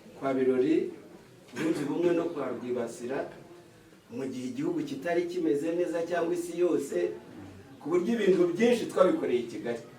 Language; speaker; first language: Kinyarwanda; early bilingual, heritage; Kinyarwanda